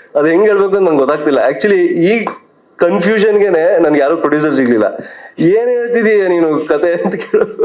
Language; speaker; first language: Kannada; native; Kannada